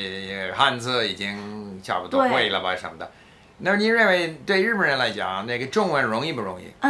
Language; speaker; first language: Chinese; non-native, fluent; English